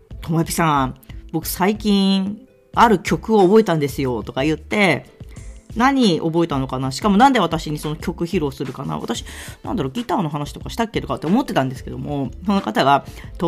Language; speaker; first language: Japanese; native; Japanese